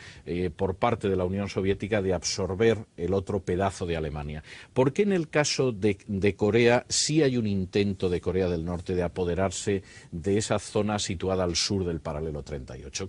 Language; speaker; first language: Spanish; native; Spanish